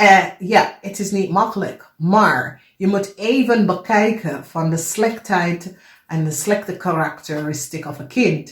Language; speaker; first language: Dutch; non-native, fluent; English